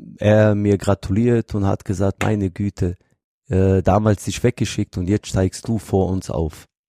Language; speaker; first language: German; non-native, fluent; Bosnian